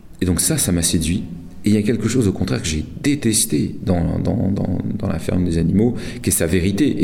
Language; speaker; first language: French; native; French